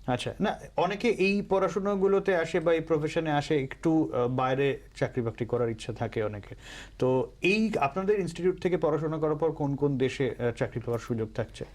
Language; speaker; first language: Bangla; native; Bangla